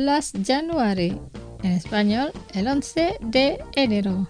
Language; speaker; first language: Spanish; non-native, fluent; Indonesian